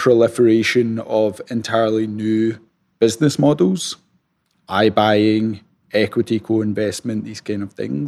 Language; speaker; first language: English; native; English